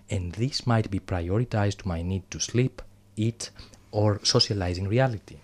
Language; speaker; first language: English; non-native, fluent; Greek